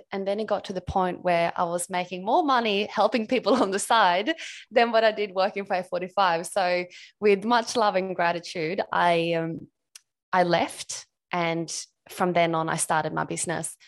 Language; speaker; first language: English; non-native, fluent; Swedish